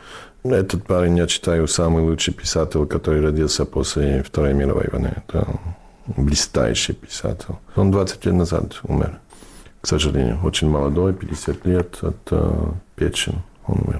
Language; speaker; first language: Russian; non-native, fluent; English